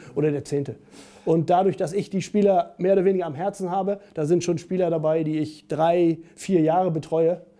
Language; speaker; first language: German; native; German